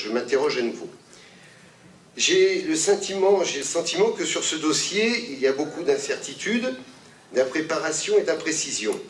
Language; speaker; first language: French; native; French